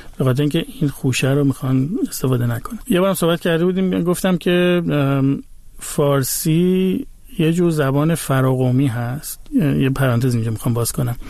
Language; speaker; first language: Persian; native; Persian